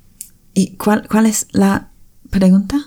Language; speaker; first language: Spanish; non-native, fluent; English